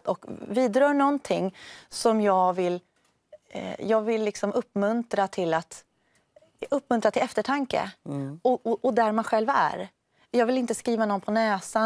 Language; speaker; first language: Swedish; native; Swedish